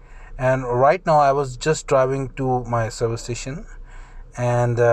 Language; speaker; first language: English; non-native, fluent; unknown